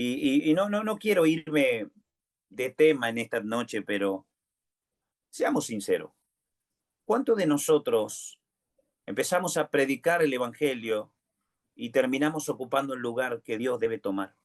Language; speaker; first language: Spanish; native; Spanish